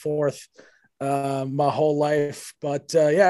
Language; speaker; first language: English; native; English